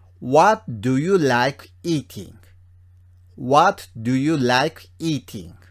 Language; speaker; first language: English; non-native, fluent; Japanese